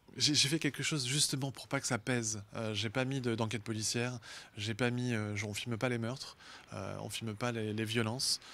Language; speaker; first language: French; native; French